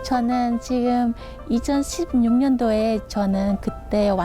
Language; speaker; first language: Korean; non-native, learner; Vietnamese